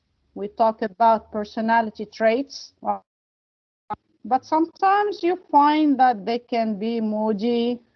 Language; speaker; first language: English; non-native, fluent; Arabic